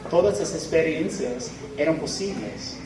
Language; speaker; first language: Spanish; non-native, fluent; English